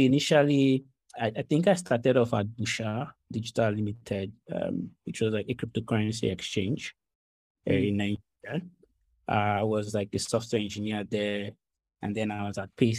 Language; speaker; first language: English; non-native, local second language; Ibibio